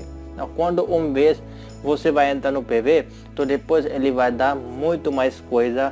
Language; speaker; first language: Portuguese; non-native, learner; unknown